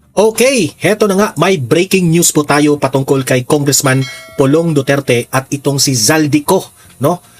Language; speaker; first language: Filipino; native; Filipino